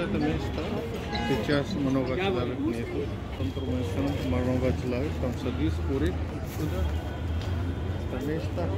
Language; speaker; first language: Russian; non-native, learner; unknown